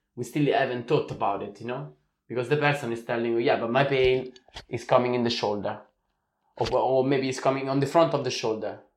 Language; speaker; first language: English; non-native, fluent; Italian